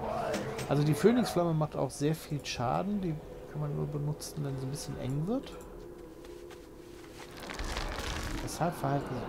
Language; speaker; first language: German; native; German